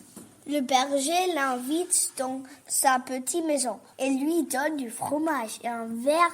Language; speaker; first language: French; early bilingual, heritage; French